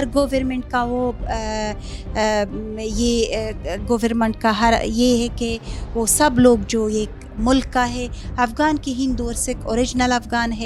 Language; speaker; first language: Hindi; non-native, fluent; Punjabi